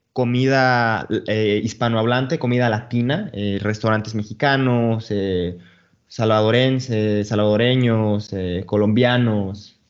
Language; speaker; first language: Spanish; non-native, fluent; English